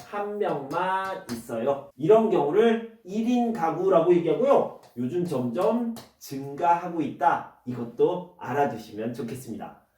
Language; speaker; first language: Korean; native; Korean